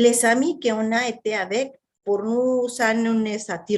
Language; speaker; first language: French; non-native, fluent; Spanish